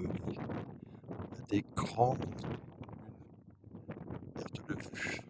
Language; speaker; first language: French; native; French